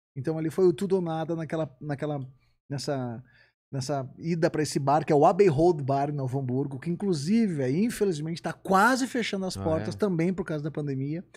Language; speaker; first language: Portuguese; native; Portuguese